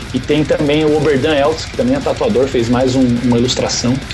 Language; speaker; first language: Portuguese; native; Portuguese